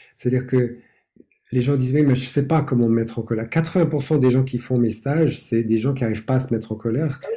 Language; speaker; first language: French; non-native, fluent; English